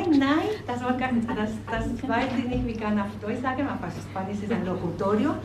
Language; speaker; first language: German; non-native, learner; Spanish